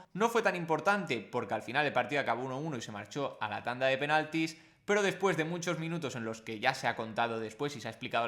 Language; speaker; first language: Spanish; native; Spanish